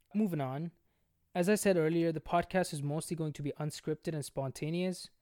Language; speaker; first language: English; non-native, local second language; Bangla